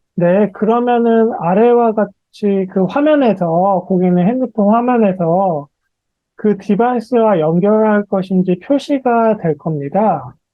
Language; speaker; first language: Korean; native; Korean